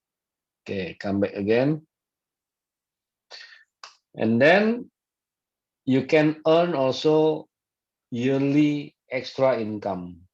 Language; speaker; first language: English; non-native, fluent; Indonesian